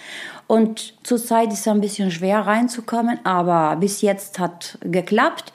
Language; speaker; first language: German; non-native, learner; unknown